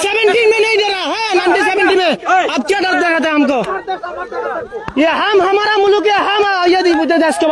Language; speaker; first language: Hindi; non-native, learner; Bangla